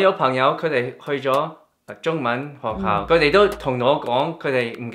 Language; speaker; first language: Cantonese; early bilingual, heritage; English